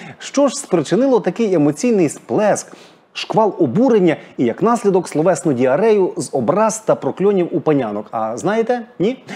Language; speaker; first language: Ukrainian; native; Ukrainian